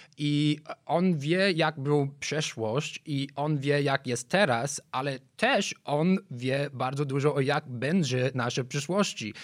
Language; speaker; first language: Polish; non-native, learner; English